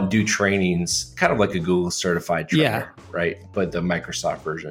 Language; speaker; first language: English; native; English